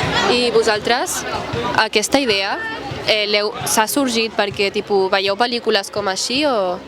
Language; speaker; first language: Catalan; native; Catalan